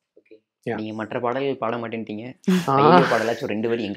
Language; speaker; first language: Tamil; native; Tamil